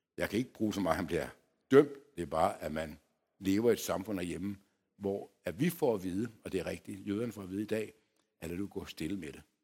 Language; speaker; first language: Danish; early bilingual, other home language; Polish